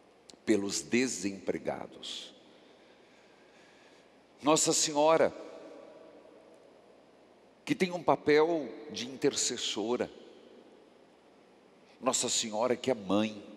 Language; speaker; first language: Portuguese; native; Portuguese